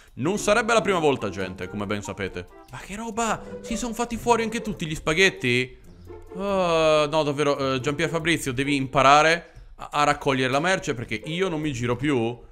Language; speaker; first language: Italian; native; Italian